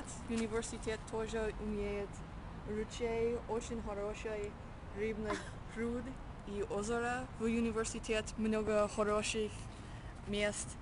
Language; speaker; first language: Russian; non-native, learner; English